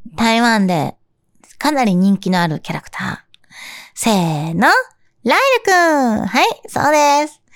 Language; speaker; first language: Japanese; native; Japanese